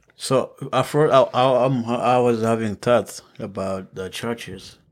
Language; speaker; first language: English; non-native, local second language; Kinyarwanda